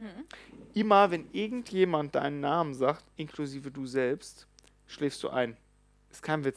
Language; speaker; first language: German; native; German